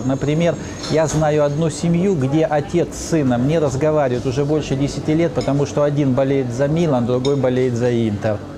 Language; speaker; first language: Russian; native; Russian